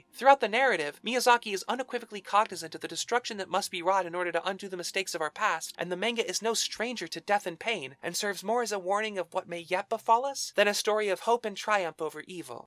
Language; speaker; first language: English; native; English